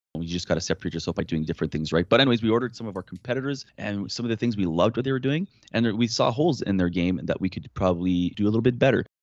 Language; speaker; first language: English; non-native, fluent; French